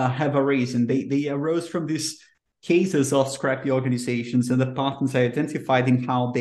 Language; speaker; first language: English; non-native, fluent; Portuguese